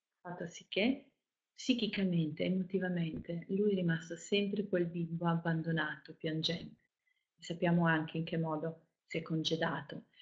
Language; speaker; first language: Italian; non-native, fluent; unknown